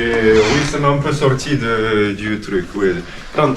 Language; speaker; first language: French; non-native, fluent; Romanian